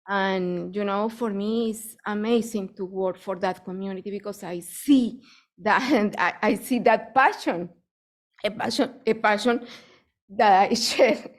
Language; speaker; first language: English; non-native, fluent; Spanish